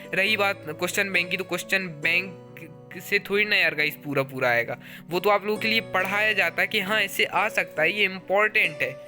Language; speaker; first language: Hindi; native; Hindi